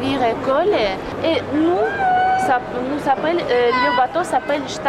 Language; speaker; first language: French; non-native, learner; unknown